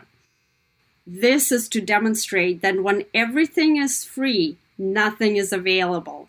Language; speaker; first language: English; non-native, fluent; Kazakh